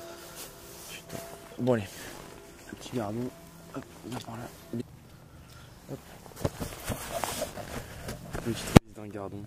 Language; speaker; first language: French; native; French